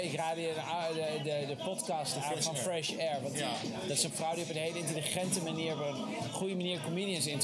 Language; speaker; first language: Dutch; native; Dutch